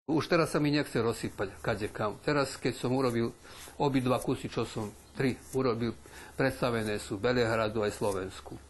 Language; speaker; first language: Slovak; early bilingual, heritage; Slovak